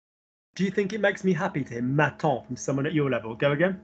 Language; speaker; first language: English; native; English